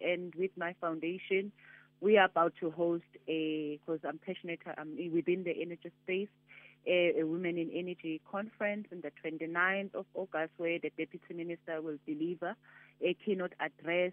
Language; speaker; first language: English; non-native, local second language; Zulu